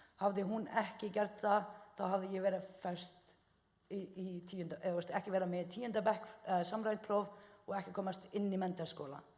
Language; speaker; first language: Icelandic; non-native, fluent; Arabic